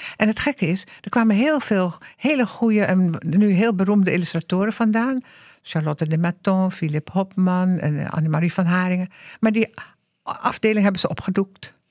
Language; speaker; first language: Dutch; early bilingual, heritage; Dutch